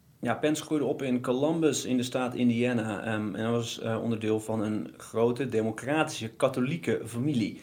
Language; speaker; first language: Dutch; native; Dutch